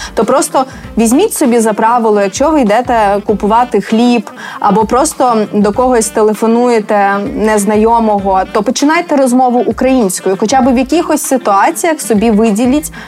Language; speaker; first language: Ukrainian; native; Ukrainian